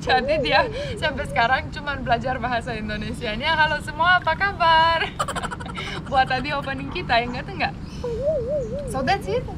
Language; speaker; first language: Indonesian; non-native, fluent; Romanian